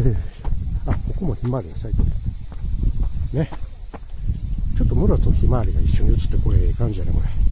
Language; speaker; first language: Japanese; native; Japanese